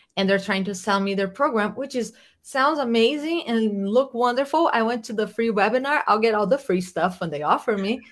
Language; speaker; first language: English; non-native, fluent; Portuguese